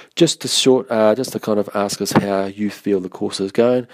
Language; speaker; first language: English; native; English